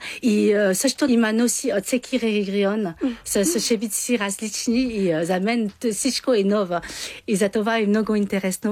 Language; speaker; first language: Bulgarian; non-native, learner; Chinese